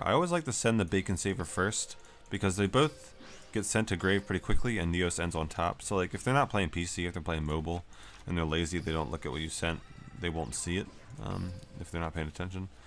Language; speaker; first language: English; native; English